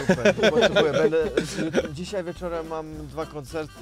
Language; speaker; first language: Polish; early bilingual, other home language; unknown